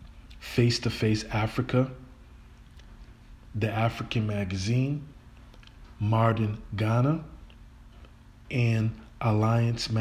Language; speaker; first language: English; native; English